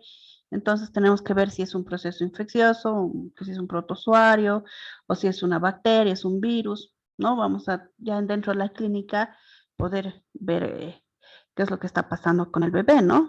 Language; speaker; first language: Spanish; native; Spanish